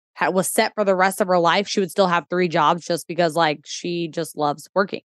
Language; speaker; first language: English; native; English